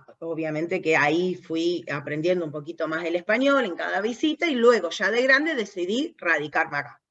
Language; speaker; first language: Spanish; early bilingual, heritage; English